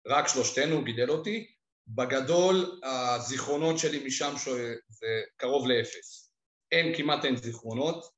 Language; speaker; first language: Hebrew; early bilingual, other home language; Russian